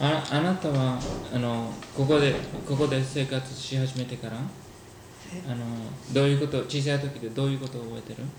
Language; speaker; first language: Japanese; early bilingual, heritage; Japanese